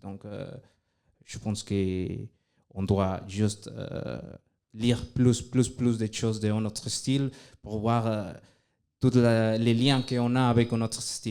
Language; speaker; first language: French; non-native, fluent; Spanish